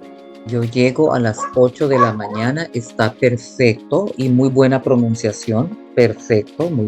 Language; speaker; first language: Spanish; non-native, fluent; English